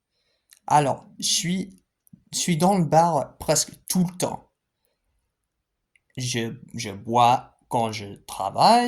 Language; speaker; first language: French; non-native, fluent; English